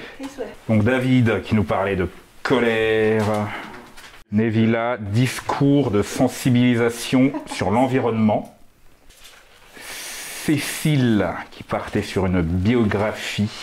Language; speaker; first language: French; native; French